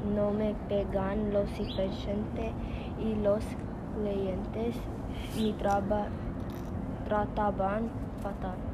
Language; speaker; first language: Spanish; non-native, learner; English